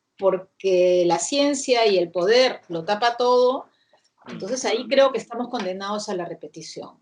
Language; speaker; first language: Spanish; native; Spanish